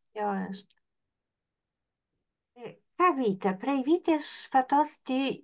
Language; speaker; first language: Albanian; non-native, fluent; Polish